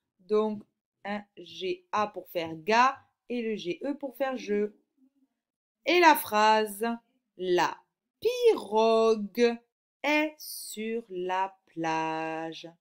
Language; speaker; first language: French; native; French